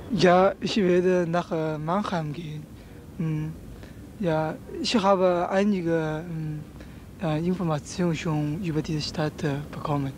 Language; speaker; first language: German; non-native, learner; Chinese